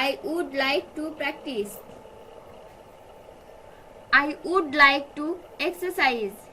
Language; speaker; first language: English; non-native, fluent; Bangla